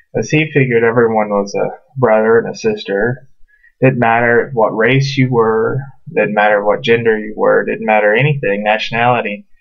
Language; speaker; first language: English; native; English